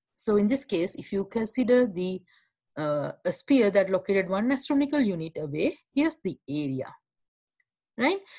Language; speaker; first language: English; non-native, local second language; Sinhala